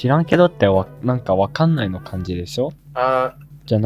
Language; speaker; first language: Japanese; non-native, learner; English